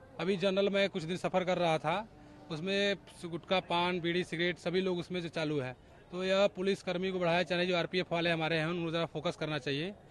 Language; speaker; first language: Hindi; native; Hindi